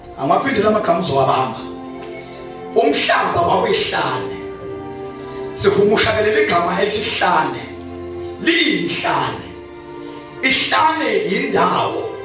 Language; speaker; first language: Zulu; non-native, local second language; Swati